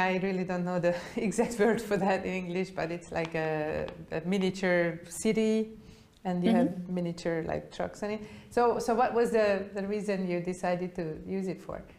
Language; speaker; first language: English; non-native, fluent; Hungarian